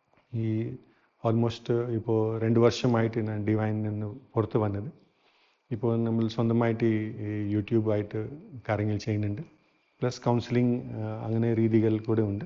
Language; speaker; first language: Malayalam; non-native, fluent; Hindi